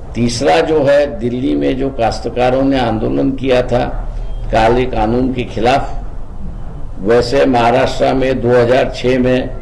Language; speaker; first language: Hindi; non-native, local second language; Marathi